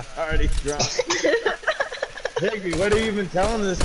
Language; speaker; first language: English; native; English